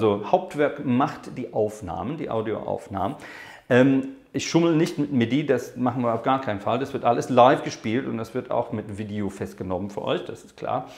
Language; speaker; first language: German; non-native, fluent; English